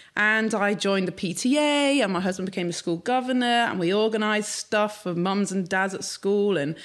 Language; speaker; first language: English; native; English